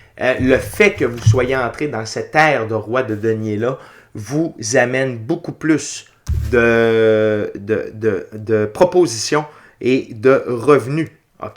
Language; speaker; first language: French; native; French